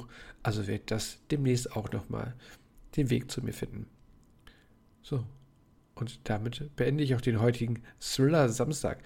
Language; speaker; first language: German; native; German